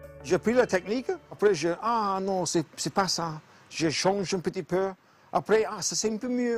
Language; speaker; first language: French; non-native, learner; English